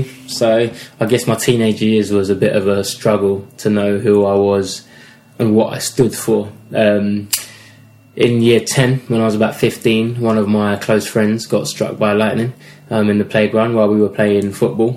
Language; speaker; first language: English; native; English